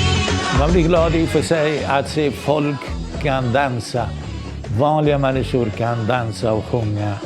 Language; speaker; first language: Swedish; non-native, local second language; Arabic